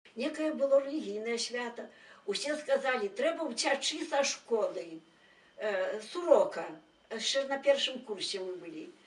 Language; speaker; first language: Belarusian; native; Belarusian